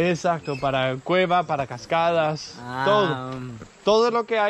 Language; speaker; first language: Spanish; non-native, learner; Danish